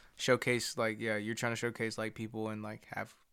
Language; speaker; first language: English; early bilingual, other home language; Spanish